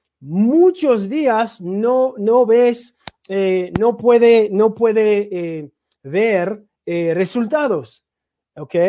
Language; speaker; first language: Spanish; non-native, learner; English